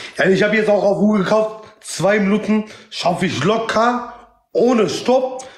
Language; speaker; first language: German; non-native, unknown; Kurdish